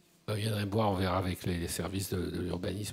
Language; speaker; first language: French; native; French